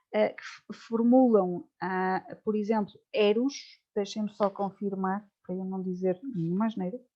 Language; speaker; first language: Portuguese; native; Portuguese